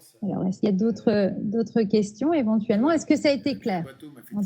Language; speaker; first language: French; native; French